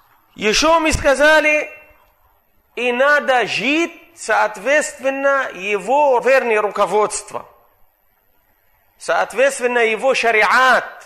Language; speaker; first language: Russian; non-native, fluent; Arabic